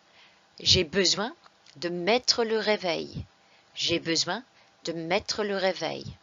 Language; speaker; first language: French; non-native, fluent; English